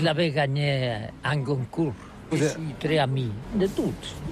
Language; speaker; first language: French; non-native, learner; Catalan